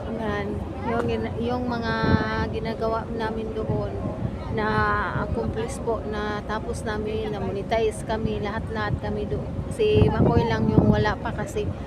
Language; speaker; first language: Filipino; non-native, local second language; Cebuano